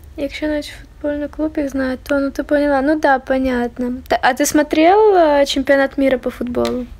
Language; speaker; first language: Russian; native; Russian